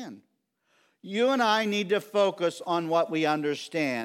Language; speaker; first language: English; native; English